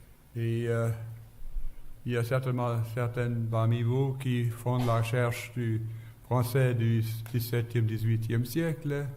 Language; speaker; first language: French; non-native, fluent; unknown